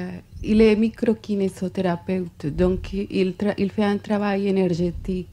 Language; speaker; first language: French; non-native, fluent; Spanish